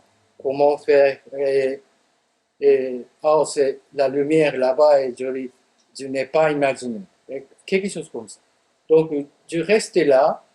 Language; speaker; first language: French; non-native, fluent; Japanese